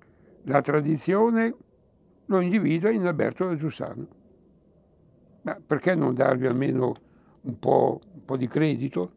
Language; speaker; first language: Italian; native; Italian